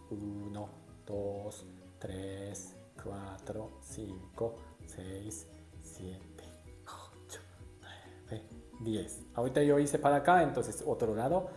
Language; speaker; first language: Spanish; non-native, learner; Japanese